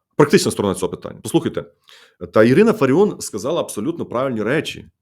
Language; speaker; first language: Ukrainian; native; Ukrainian